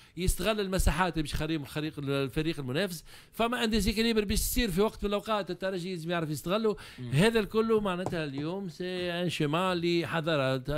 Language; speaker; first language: Arabic; native; Arabic